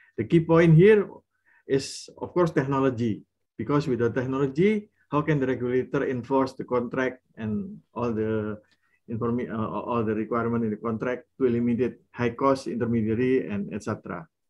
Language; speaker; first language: English; non-native, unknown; Indonesian